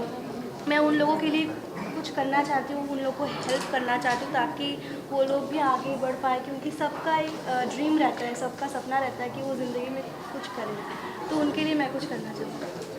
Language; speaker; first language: Hindi; non-native, local second language; Bangla